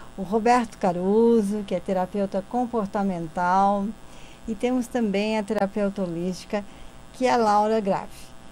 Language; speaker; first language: Portuguese; native; Portuguese